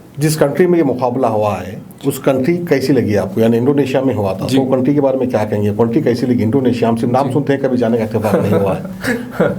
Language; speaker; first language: Hindi; non-native, local second language; Urdu